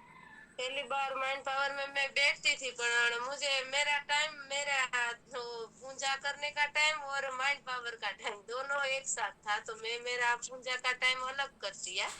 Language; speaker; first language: Hindi; non-native, local second language; Gujarati